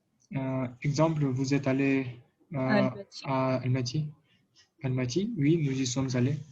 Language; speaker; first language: French; non-native, learner; Russian